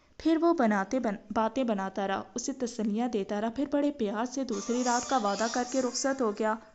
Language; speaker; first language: Hindi; native; Hindi